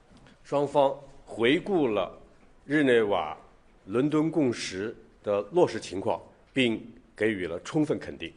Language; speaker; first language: Chinese; native; Chinese